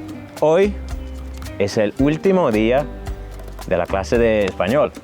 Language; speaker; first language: Spanish; non-native, learner; Estonian